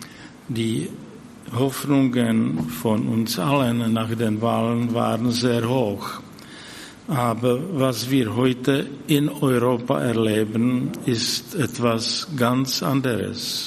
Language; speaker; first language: German; non-native, fluent; Czech